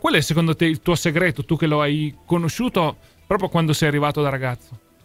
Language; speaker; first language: Italian; native; Italian